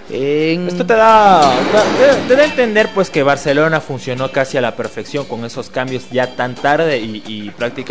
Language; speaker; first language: Spanish; native; Spanish